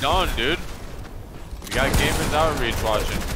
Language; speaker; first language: English; native; English